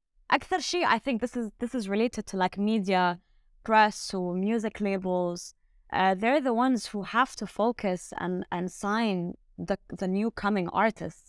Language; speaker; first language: English; early bilingual, other home language; French